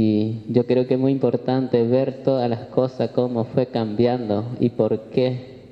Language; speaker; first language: Spanish; non-native, local second language; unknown